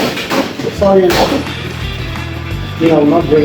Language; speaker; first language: English; non-native, learner; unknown